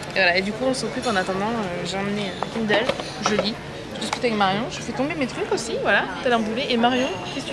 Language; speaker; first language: French; native; French